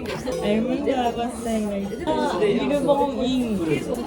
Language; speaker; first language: English; non-native, learner; Japanese